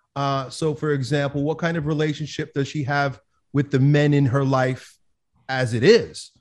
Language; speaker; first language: English; native; English